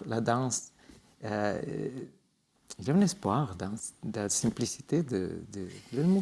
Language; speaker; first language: French; non-native, fluent; Spanish